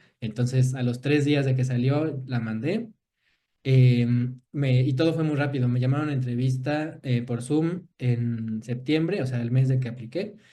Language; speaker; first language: Spanish; native; Spanish